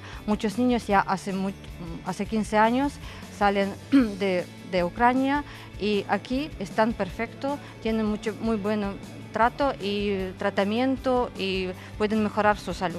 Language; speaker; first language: Spanish; non-native, fluent; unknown